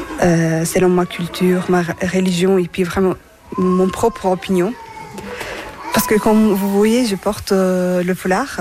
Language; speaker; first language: French; non-native, fluent; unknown